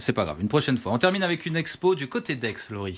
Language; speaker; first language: French; native; French